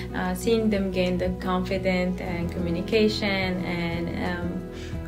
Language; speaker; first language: English; non-native, fluent; Arabic